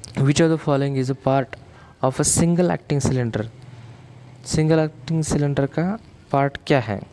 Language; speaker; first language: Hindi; non-native, local second language; Marathi